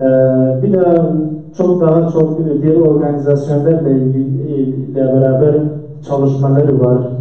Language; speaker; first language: Turkish; non-native, fluent; Central Kurdish